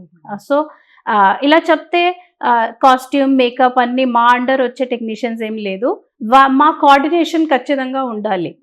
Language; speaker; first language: Telugu; non-native, learner; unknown